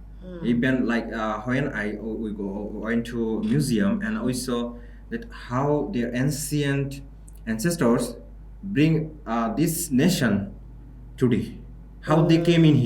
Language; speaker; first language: English; non-native, local second language; Bangla